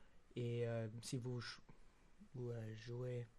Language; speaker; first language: French; non-native, local second language; German